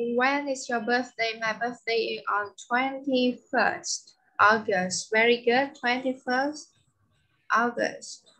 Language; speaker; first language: English; non-native, fluent; Vietnamese